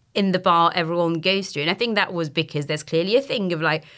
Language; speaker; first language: English; non-native, fluent; French